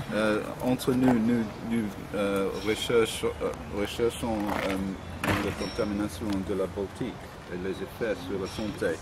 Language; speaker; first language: French; non-native, learner; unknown